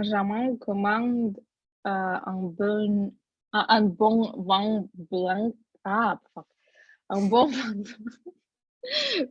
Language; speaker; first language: French; non-native, learner; Russian